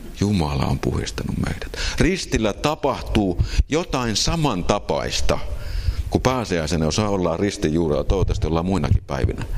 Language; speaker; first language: Finnish; native; Finnish